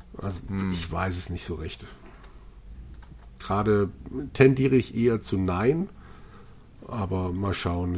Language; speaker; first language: German; native; German